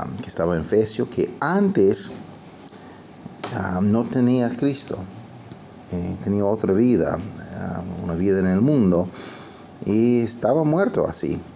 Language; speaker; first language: Spanish; non-native, fluent; English